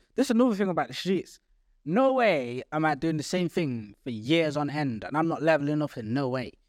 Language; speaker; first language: English; early bilingual, other home language; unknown